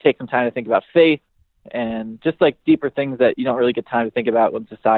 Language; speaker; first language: English; native; English